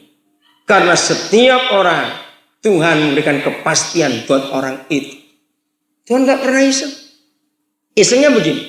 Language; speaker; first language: Indonesian; native; Indonesian